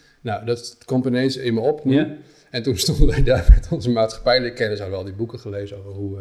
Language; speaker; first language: Dutch; native; Dutch